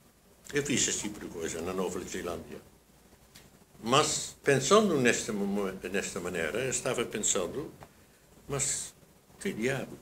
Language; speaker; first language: Portuguese; non-native, fluent; Dutch